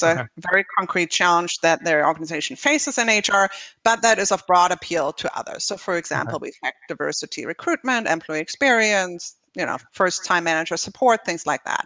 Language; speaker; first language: English; non-native, fluent; German